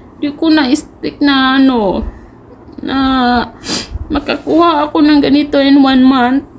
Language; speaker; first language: Filipino; non-native, local second language; Cebuano